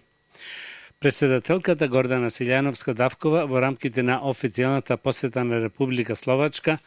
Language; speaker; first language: Macedonian; native; Macedonian